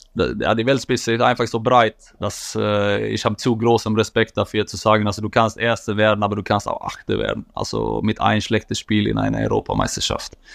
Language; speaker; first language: German; non-native, fluent; Swedish